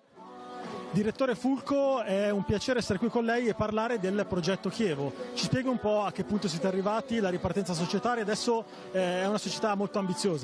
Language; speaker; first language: Italian; native; Italian